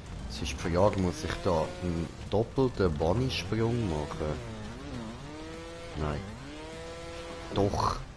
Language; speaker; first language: German; native; German